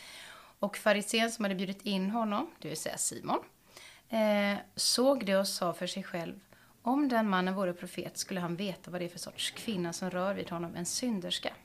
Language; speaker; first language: Swedish; native; Swedish